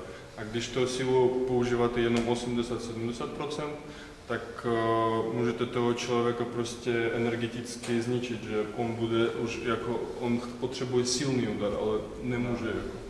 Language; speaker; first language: Russian; non-native, learner; Czech